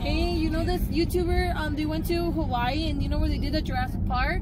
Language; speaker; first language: English; early bilingual, other home language; Spanish